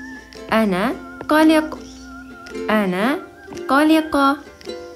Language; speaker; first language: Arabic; non-native, fluent; Turkish